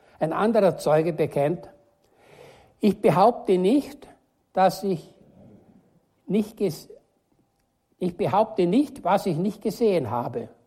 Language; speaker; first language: German; native; German